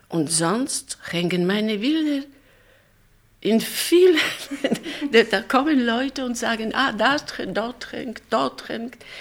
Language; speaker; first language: German; non-native, fluent; Polish